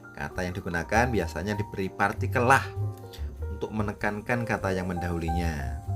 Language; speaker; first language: Indonesian; native; Indonesian